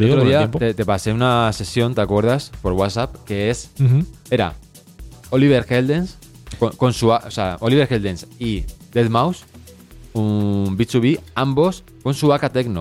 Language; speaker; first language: Spanish; native; Spanish